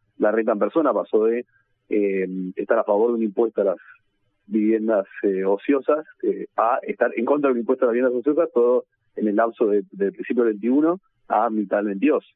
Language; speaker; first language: Spanish; native; Spanish